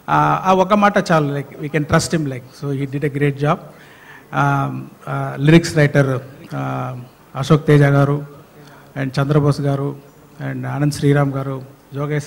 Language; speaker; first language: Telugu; non-native, fluent; Tamil